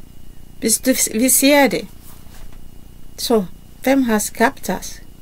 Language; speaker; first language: Danish; non-native, learner; Kinyarwanda